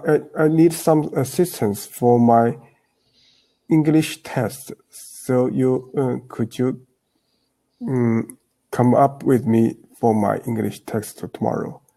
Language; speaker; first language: English; non-native, learner; Chinese